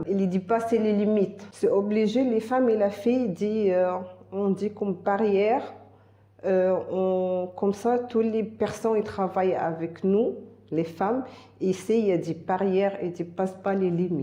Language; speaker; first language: French; non-native, learner; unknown